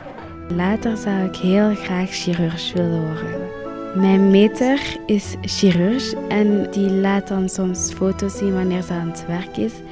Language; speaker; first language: Dutch; early bilingual, other home language; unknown